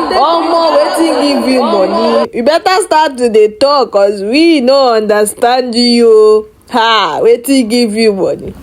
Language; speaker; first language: Nigerian Pidgin; native; Nigerian Pidgin